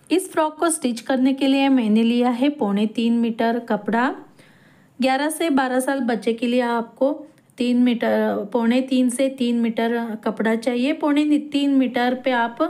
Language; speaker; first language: Hindi; non-native, local second language; Kannada